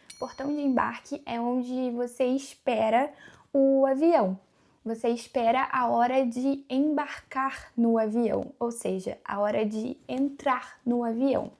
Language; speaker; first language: Portuguese; native; Portuguese